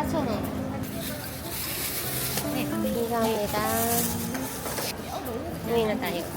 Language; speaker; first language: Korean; non-native, learner; Filipino